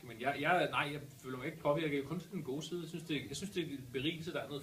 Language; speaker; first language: Danish; native; Danish